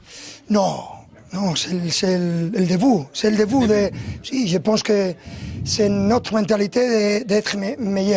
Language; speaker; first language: French; non-native, learner; Spanish